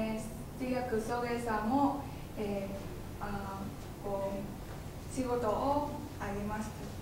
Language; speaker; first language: Japanese; non-native, learner; Vietnamese